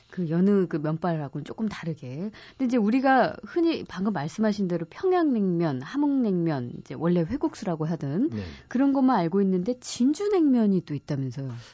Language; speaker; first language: Korean; native; Korean